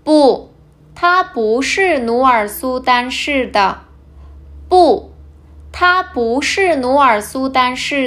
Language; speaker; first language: Chinese; non-native, fluent; Kazakh